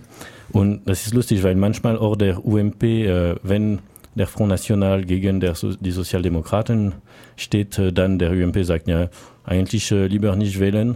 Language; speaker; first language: German; non-native, learner; French